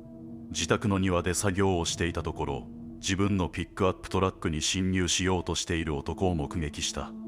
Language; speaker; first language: Japanese; native; Japanese